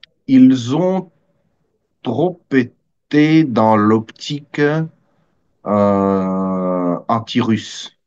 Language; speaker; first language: French; non-native, fluent; Russian